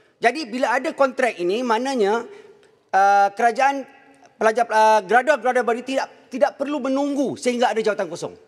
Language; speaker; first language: Malay; native; Malay